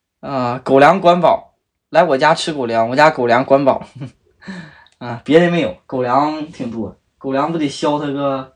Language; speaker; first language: Chinese; native; Chinese